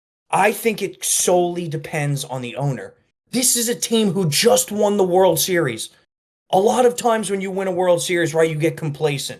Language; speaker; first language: English; native; English